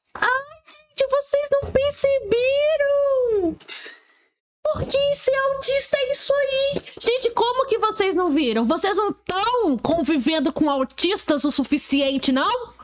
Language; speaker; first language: Portuguese; native; Portuguese